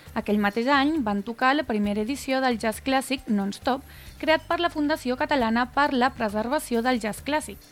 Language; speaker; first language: Catalan; native; Catalan